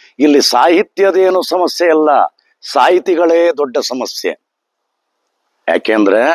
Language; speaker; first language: Kannada; native; Kannada